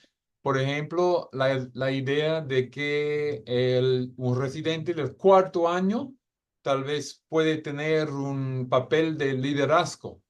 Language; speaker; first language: Spanish; non-native, fluent; English